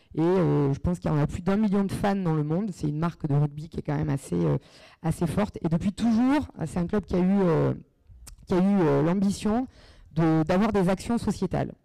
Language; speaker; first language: French; native; French